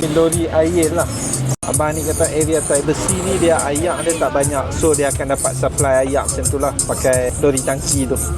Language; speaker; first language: Malay; native; Malay